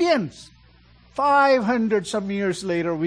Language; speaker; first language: English; non-native, local second language; Malayalam